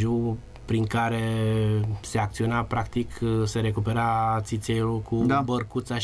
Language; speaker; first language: Romanian; native; Romanian